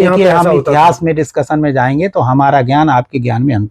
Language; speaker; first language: Hindi; native; Hindi